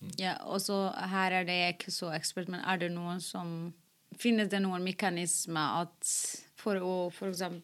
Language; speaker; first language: Norwegian; non-native, fluent; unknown